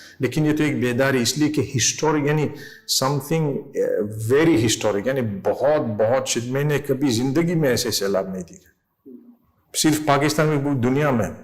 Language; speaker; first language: Urdu; non-native, fluent; English